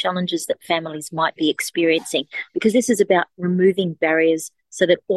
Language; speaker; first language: English; native; English